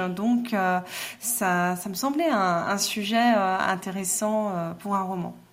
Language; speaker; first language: French; native; French